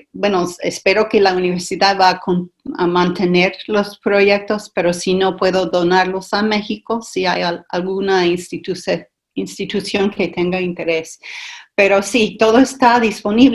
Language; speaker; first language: Spanish; non-native, fluent; English